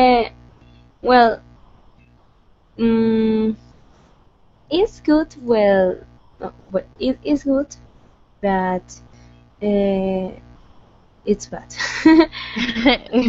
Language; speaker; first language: English; non-native, learner; Spanish